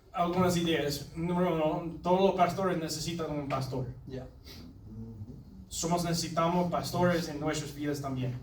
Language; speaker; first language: Spanish; non-native, learner; English